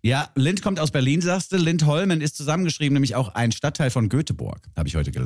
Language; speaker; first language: German; native; German